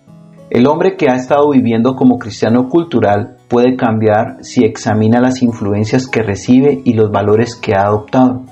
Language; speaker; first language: Spanish; native; Spanish